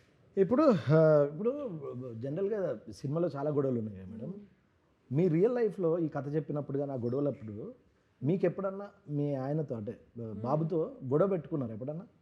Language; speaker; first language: Telugu; native; Telugu